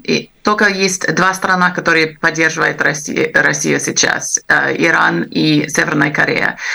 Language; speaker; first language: Russian; non-native, fluent; English